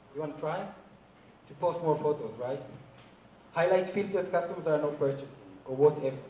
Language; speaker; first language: English; non-native, fluent; Hebrew